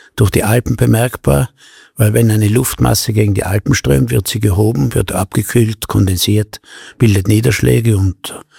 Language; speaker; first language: German; native; German